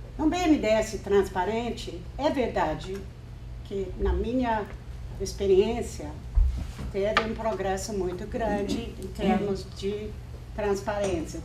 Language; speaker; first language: Portuguese; non-native, fluent; English